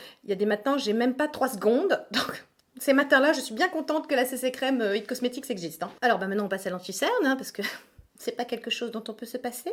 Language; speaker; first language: French; native; French